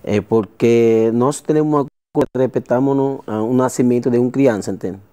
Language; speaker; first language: Portuguese; non-native, learner; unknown